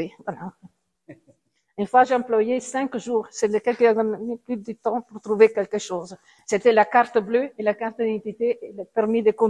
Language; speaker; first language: French; non-native, fluent; Italian